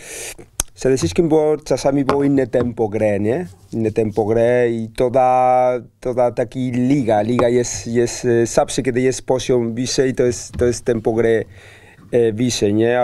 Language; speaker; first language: Polish; non-native, learner; Spanish